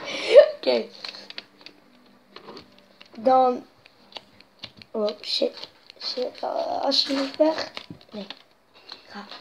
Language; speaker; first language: Dutch; non-native, local second language; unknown